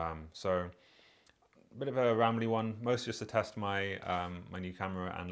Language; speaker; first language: English; native; English